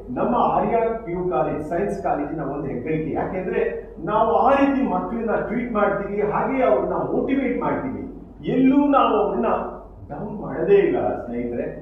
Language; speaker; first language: Kannada; native; Kannada